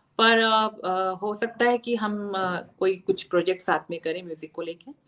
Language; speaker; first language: Hindi; native; Hindi